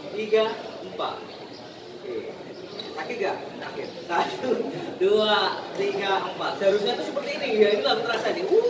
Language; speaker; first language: Indonesian; native; Indonesian